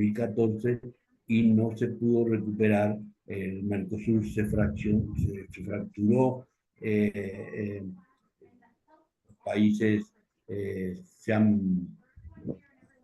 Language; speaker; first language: Spanish; native; Spanish